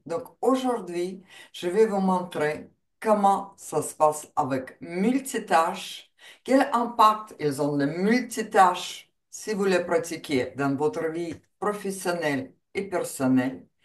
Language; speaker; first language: French; non-native, fluent; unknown